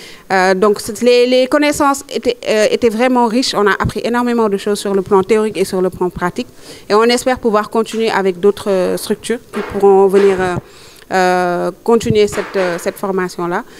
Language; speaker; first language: French; non-native, local second language; Wolof